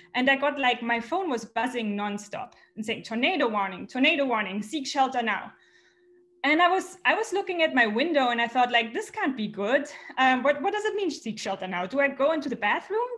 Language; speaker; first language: English; non-native, fluent; German